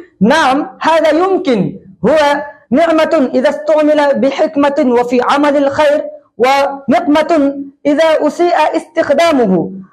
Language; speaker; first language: Arabic; non-native, fluent; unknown